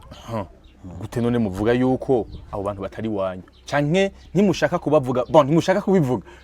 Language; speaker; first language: Rundi; native; Rundi